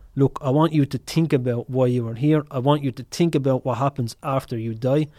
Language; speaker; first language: English; native; English